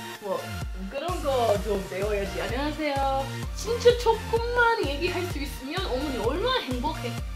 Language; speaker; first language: Korean; non-native, learner; English